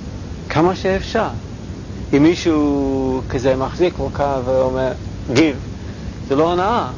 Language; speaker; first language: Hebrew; non-native, fluent; English